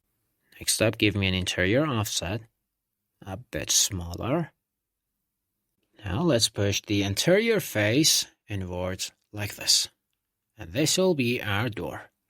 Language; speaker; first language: English; non-native, fluent; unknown